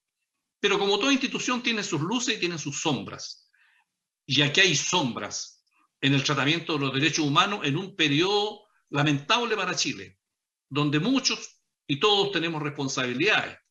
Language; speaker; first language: Spanish; native; Spanish